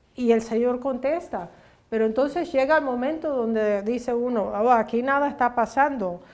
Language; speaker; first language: Spanish; early bilingual, heritage; Spanish